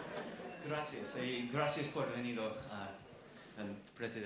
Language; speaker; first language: Spanish; non-native, learner; English